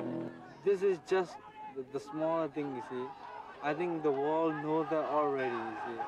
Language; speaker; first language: English; non-native, learner; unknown